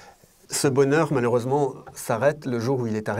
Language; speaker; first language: French; native; French